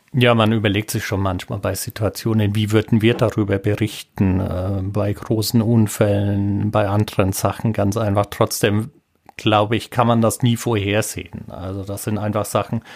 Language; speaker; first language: German; native; German